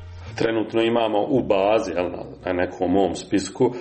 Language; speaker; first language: Serbian; native; Serbian